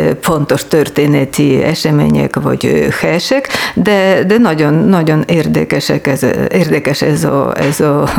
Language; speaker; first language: Hungarian; non-native, learner; Ukrainian